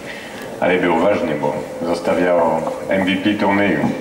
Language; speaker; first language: Polish; non-native, fluent; French